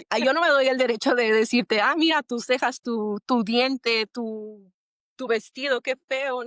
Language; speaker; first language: Spanish; early bilingual, other home language; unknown